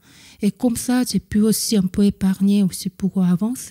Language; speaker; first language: French; non-native, fluent; Korean